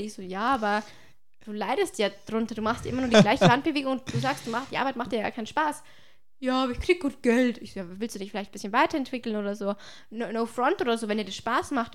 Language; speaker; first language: German; native; German